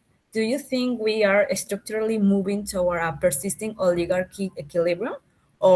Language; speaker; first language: English; non-native, learner; Spanish